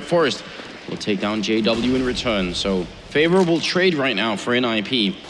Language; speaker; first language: English; non-native, fluent; Swedish